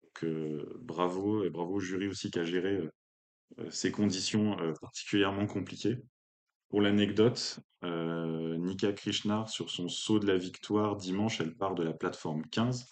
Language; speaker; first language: French; native; French